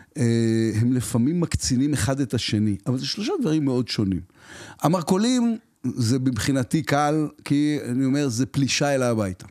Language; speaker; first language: Hebrew; native; Hebrew